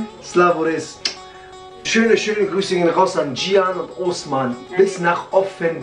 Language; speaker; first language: German; early bilingual, other home language; Kurdish